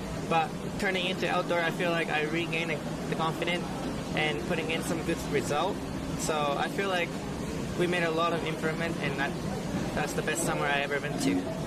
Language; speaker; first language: English; early bilingual, other home language; Japanese